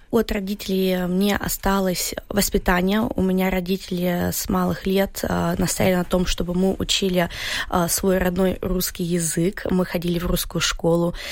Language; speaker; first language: Russian; early bilingual, heritage; Russian